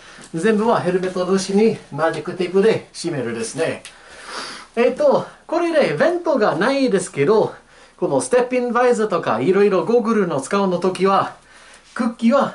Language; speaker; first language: Japanese; non-native, learner; English